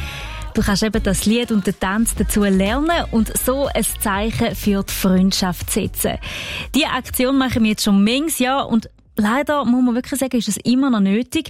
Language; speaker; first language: German; native; German